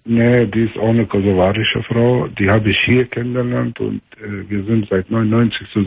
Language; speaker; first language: German; early bilingual, other home language; Albanian